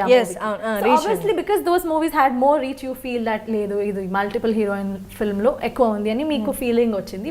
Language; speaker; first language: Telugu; non-native, local second language; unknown